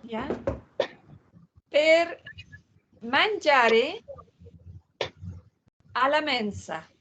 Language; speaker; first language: Italian; non-native, learner; Spanish